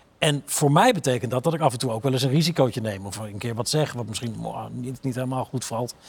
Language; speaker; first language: Dutch; native; Dutch